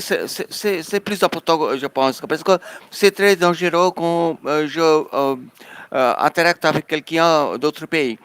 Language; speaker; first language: French; non-native, fluent; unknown